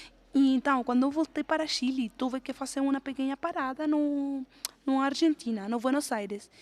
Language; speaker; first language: Portuguese; non-native, fluent; Spanish